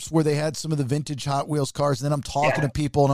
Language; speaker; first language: English; native; English